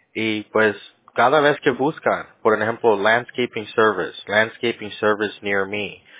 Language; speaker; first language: Spanish; early bilingual, heritage; Spanish